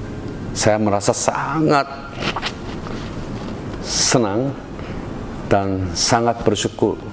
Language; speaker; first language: Indonesian; non-native, learner; Korean